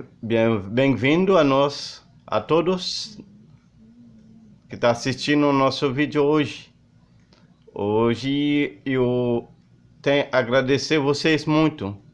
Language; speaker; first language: Portuguese; non-native, learner; Haitian Creole